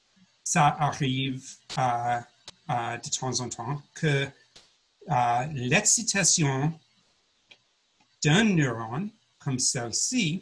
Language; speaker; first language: French; non-native, learner; English